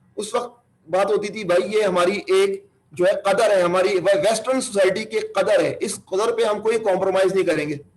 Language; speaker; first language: Urdu; native; Urdu